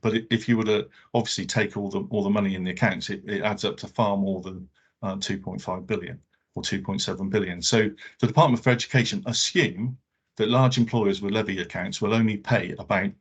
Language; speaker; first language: English; native; English